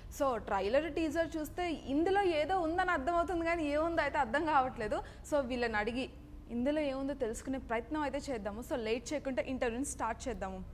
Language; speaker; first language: Telugu; native; Telugu